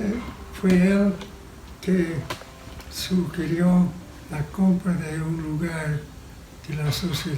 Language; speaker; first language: Spanish; non-native, fluent; English